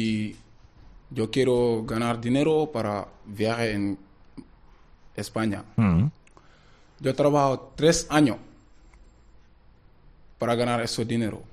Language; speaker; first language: Spanish; non-native, learner; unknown